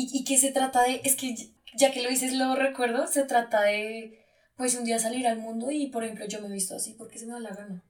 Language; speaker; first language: Spanish; native; Spanish